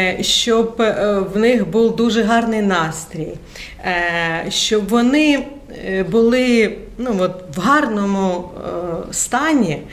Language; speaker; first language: Ukrainian; non-native, local second language; Russian